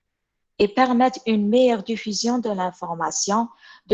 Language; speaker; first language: French; non-native, local second language; Arabic